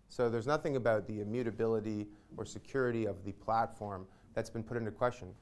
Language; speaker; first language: English; native; English